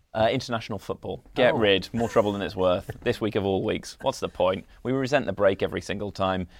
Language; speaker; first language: English; native; English